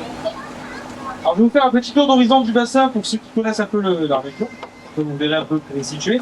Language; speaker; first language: French; native; French